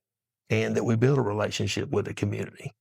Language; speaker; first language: English; native; English